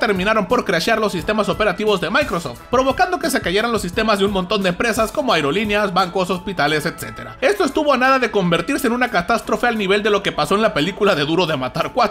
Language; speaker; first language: Spanish; native; Spanish